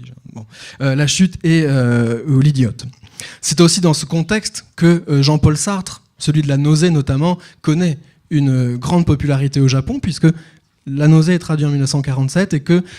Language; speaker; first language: French; native; French